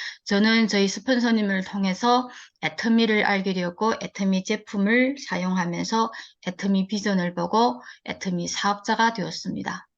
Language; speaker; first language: Korean; early bilingual, heritage; Korean